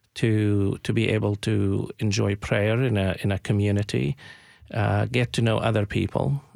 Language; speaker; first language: English; non-native, fluent; Arabic